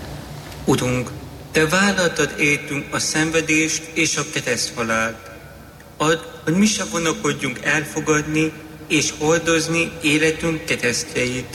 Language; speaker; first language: Hungarian; native; Hungarian